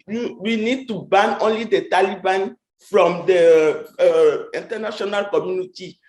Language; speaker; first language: English; non-native, fluent; French